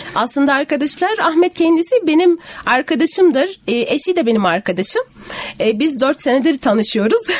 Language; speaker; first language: Turkish; non-native, fluent; Arabic